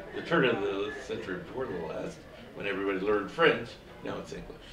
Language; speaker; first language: English; native; English